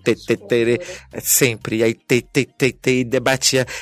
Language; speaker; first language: Portuguese; native; Portuguese